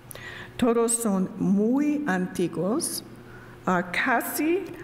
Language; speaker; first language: Spanish; non-native, learner; English